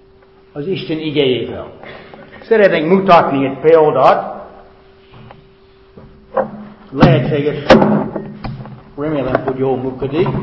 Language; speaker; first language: Hungarian; non-native, fluent; English